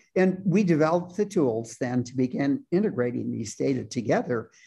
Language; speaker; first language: English; native; English